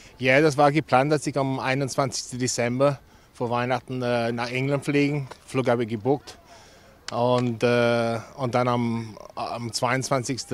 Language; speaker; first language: German; non-native, fluent; English